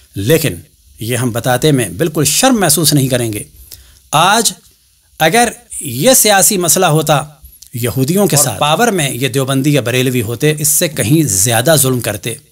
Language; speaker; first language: Urdu; native; Urdu